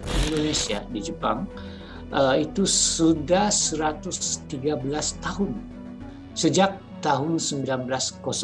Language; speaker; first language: Indonesian; non-native, fluent; Japanese